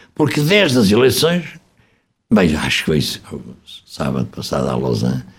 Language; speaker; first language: Portuguese; native; Portuguese